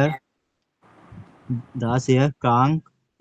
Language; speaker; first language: German; non-native, learner; Hindi